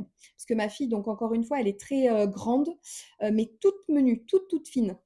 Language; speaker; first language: French; native; French